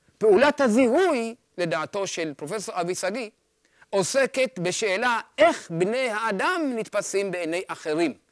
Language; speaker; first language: Hebrew; early bilingual, other home language; Amharic